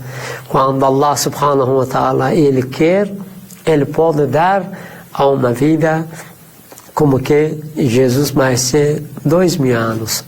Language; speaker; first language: Portuguese; non-native, fluent; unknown